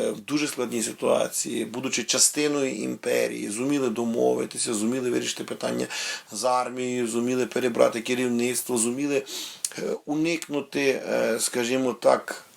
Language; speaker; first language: Ukrainian; native; Ukrainian